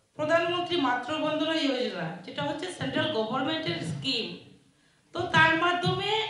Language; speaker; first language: Bangla; non-native, local second language; Chakma